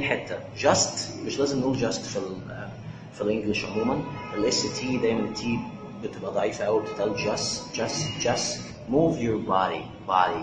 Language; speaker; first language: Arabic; native; Arabic